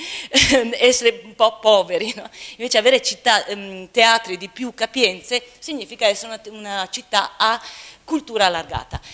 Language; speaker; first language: Italian; native; Italian